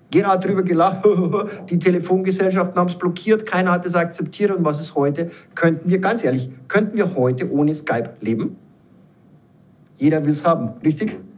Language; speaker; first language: German; native; German